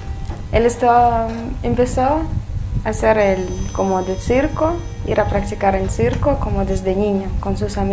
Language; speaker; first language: Spanish; non-native, fluent; Russian